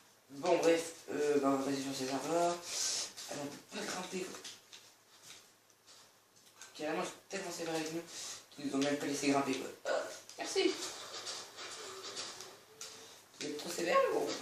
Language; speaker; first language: French; native; French